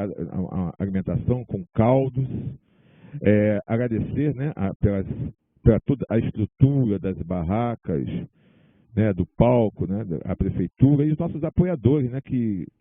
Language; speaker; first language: Portuguese; native; Portuguese